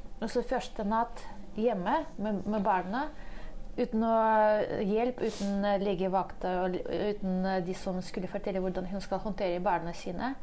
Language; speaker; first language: Norwegian; non-native, fluent; Ukrainian